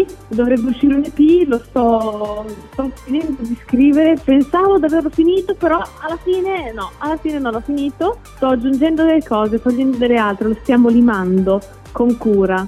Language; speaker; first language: Italian; native; Italian